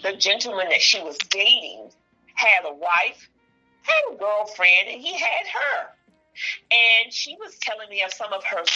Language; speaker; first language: English; native; English